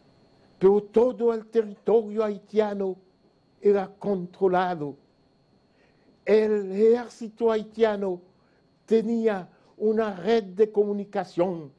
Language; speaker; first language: Spanish; non-native, fluent; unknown